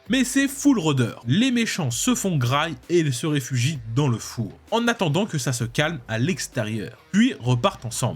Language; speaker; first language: French; native; French